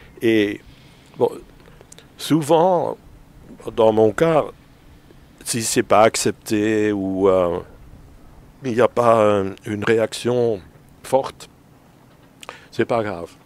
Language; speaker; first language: French; non-native, fluent; Dutch